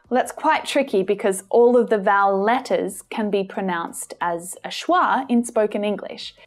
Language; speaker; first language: English; native; English